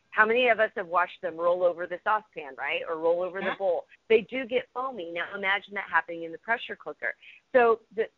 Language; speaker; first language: English; native; English